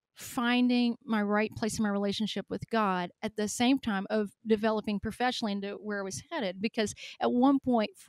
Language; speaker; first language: English; native; English